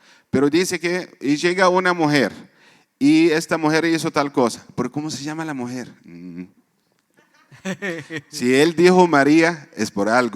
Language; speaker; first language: Spanish; non-native, fluent; Arabic